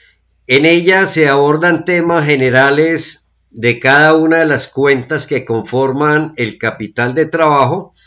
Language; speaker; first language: Spanish; native; Spanish